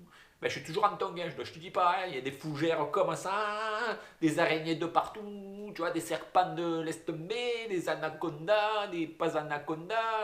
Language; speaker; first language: French; native; French